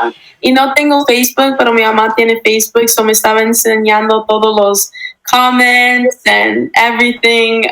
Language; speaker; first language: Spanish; early bilingual, heritage; English